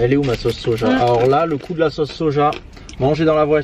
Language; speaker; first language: French; native; French